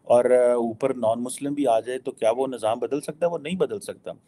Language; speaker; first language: Urdu; native; Urdu